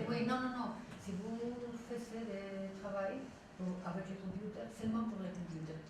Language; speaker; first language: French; non-native, learner; Spanish